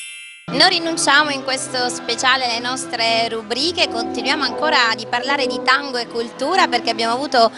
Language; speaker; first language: Italian; native; Italian